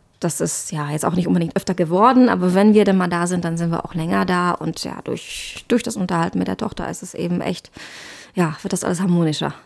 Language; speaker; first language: German; non-native, fluent; Czech